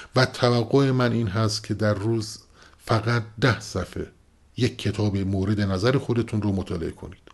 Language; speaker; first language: Persian; non-native, local second language; Kurdish